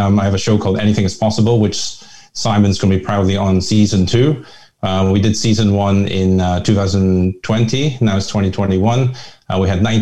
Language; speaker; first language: English; non-native, local second language; Hakka Chinese